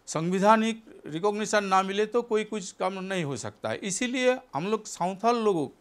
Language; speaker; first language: Hindi; non-native, local second language; Santali